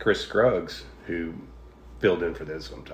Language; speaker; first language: English; native; English